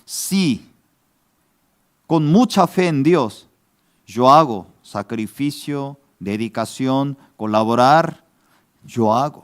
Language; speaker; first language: Spanish; non-native, fluent; Korean